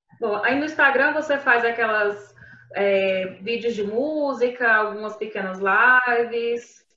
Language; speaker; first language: Portuguese; native; Portuguese